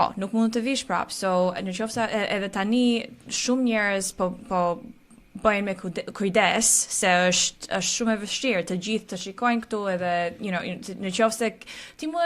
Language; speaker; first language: Albanian; early bilingual, heritage; Albanian